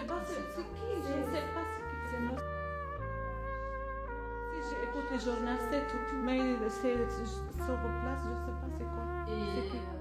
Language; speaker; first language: French; non-native, learner; Arabic